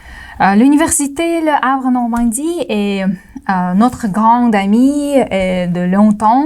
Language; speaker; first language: French; non-native, fluent; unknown